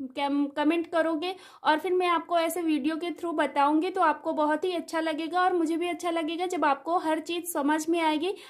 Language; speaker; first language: Hindi; native; Hindi